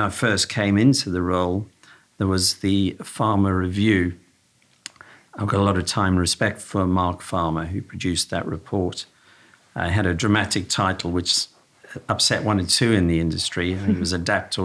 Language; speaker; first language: English; native; English